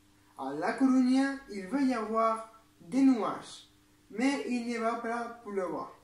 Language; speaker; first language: French; non-native, learner; Spanish